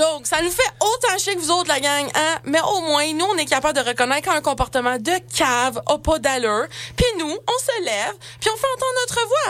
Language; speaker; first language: French; native; French